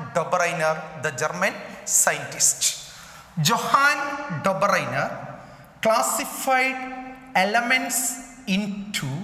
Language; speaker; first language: English; non-native, local second language; Malayalam